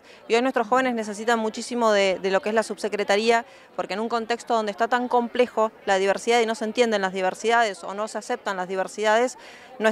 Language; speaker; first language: Spanish; native; Spanish